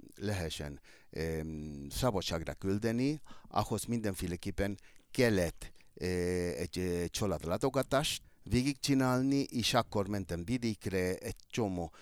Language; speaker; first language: Hungarian; non-native, fluent; Spanish